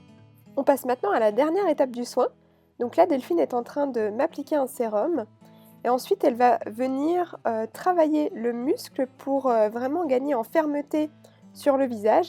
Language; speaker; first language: French; native; French